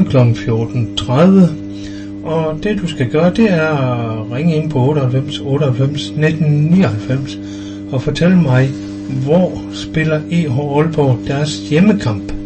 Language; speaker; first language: Danish; native; Danish